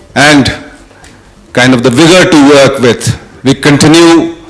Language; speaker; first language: English; non-native, local second language; Hindi